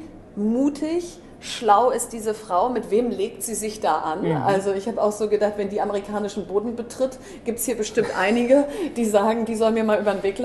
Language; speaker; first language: German; native; German